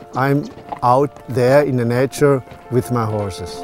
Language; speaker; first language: English; non-native, fluent; German